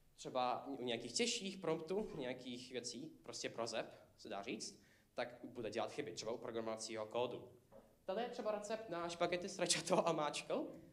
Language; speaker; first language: Czech; non-native, fluent; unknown